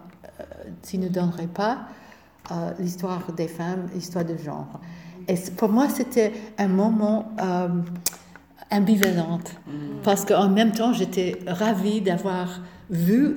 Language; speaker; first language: French; non-native, fluent; English